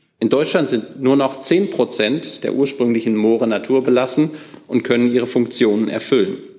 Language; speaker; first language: German; native; German